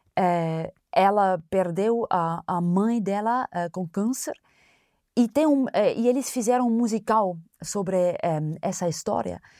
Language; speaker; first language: Portuguese; non-native, fluent; German